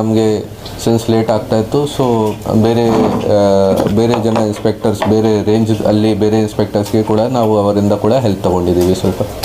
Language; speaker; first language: Kannada; non-native, fluent; Hindi